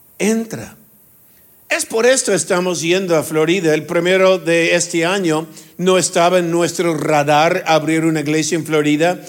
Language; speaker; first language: Spanish; non-native, fluent; English